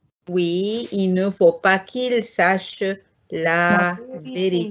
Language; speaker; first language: French; non-native, fluent; Arabic